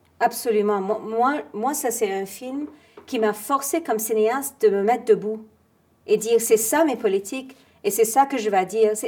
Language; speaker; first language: French; non-native, fluent; English